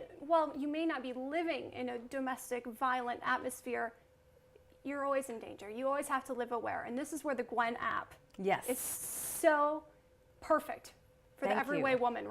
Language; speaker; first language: English; native; English